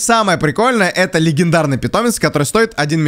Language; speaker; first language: Russian; native; Russian